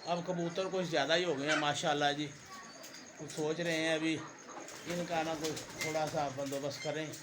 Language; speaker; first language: Urdu; non-native, local second language; Punjabi